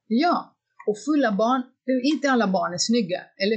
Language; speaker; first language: Swedish; non-native, fluent; Greek